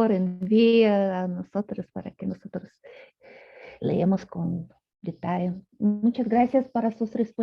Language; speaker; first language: Spanish; non-native, fluent; Russian